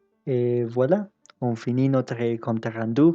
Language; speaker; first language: French; non-native, learner; Spanish